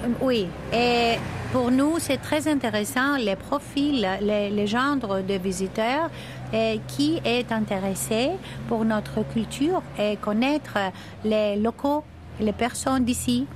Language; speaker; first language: French; non-native, fluent; Greek